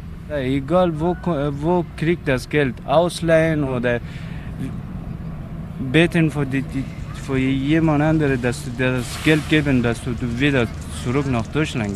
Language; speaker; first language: German; non-native, learner; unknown